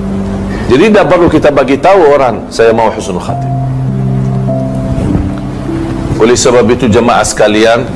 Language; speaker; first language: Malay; non-native, fluent; Arabic